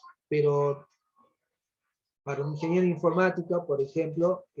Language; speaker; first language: Spanish; native; Spanish